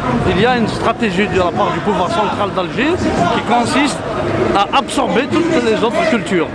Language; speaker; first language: French; non-native, local second language; Kabyle